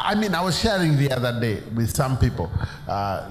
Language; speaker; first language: English; non-native, local second language; Ganda